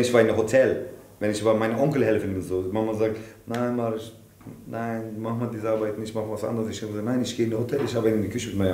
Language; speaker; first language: German; non-native, learner; Turkish